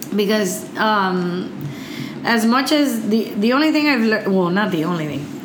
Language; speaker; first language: English; early bilingual, other home language; Spanish